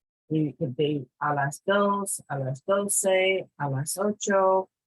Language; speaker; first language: Spanish; non-native, fluent; English